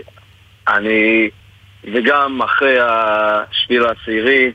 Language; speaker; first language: Hebrew; non-native, fluent; English